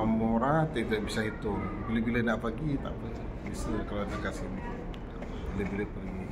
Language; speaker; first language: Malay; non-native, local second language; Sasak